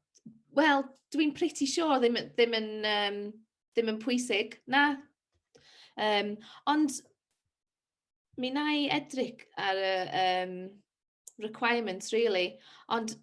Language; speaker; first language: Welsh; non-native, local second language; English